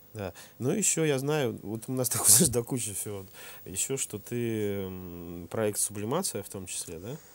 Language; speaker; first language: Russian; native; Russian